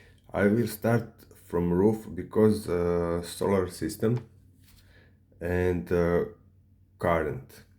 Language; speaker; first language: English; non-native, learner; Serbian